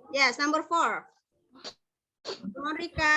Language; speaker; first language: English; non-native, fluent; Indonesian